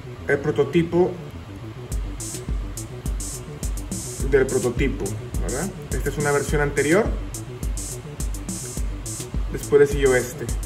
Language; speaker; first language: Spanish; native; Spanish